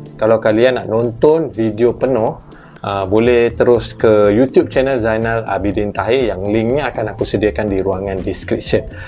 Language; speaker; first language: Malay; native; Malay